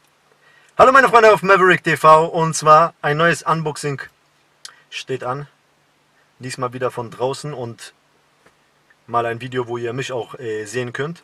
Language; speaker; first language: German; native; German